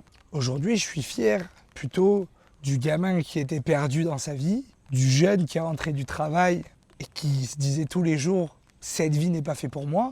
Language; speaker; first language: French; native; French